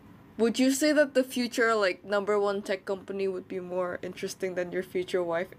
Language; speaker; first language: English; non-native, fluent; Indonesian